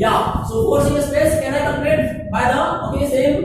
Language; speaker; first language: English; non-native, local second language; Hindi